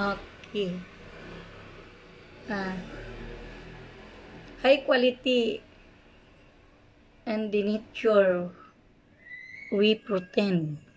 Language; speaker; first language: English; non-native, learner; Filipino